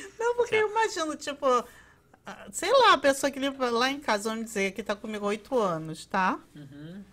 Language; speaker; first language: Portuguese; native; Portuguese